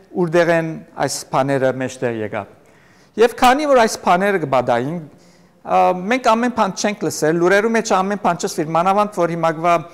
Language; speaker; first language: Armenian; native; Armenian